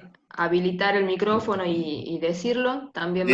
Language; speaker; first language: Spanish; native; Spanish